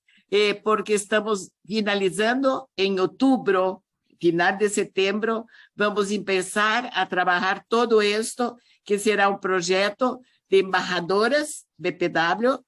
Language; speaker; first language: Spanish; non-native, learner; Portuguese